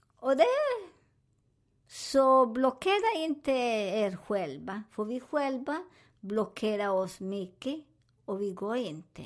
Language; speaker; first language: Swedish; non-native, learner; Spanish